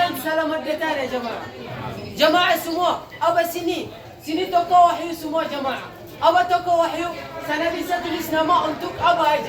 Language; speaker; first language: Indonesian; non-native, learner; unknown